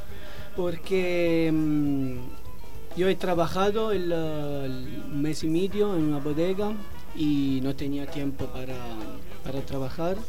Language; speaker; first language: Spanish; non-native, learner; Italian